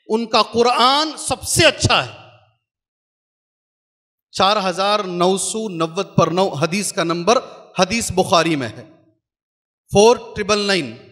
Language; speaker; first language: Urdu; native; Urdu